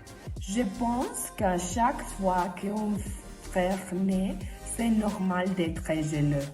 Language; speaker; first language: French; non-native, learner; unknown